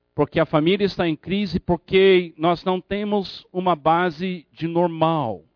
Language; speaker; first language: Portuguese; non-native, fluent; English